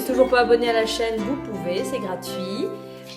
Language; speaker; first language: French; native; French